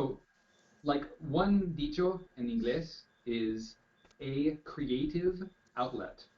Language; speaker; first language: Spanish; non-native, fluent; English